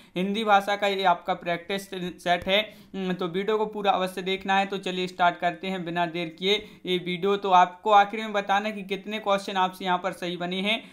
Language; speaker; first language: Hindi; native; Hindi